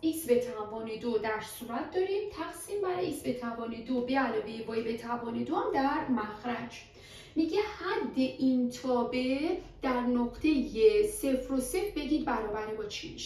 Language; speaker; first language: Persian; native; Persian